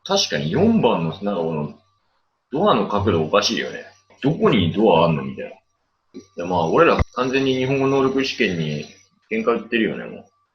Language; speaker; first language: Japanese; native; Japanese